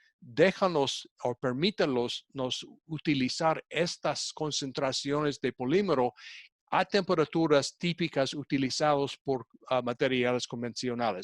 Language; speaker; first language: Spanish; non-native, fluent; English